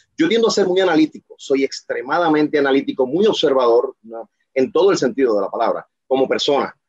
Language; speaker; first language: Spanish; native; Spanish